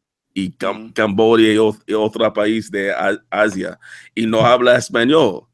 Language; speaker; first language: Spanish; non-native, learner; English